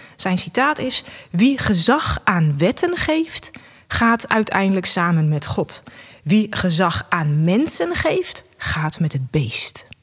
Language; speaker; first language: Dutch; native; Dutch